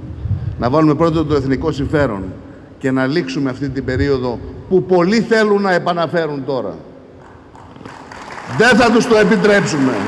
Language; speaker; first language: Greek; native; Greek